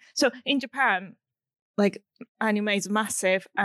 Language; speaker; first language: English; non-native, fluent; Japanese